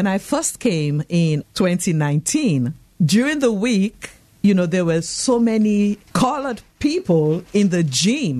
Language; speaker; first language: English; non-native, local second language; Krio